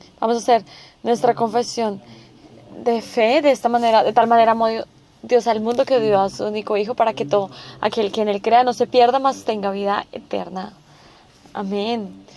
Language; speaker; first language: Spanish; non-native, fluent; Korean